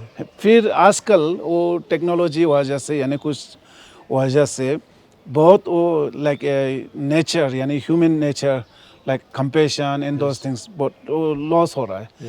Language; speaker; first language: Hindi; non-native, local second language; Ladakhi